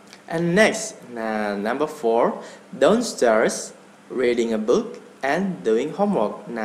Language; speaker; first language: English; non-native, learner; Indonesian